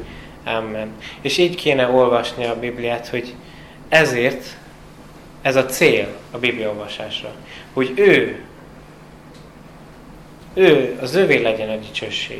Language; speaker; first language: Hungarian; non-native, fluent; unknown